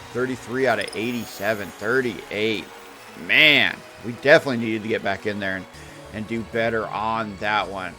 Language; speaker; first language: English; native; English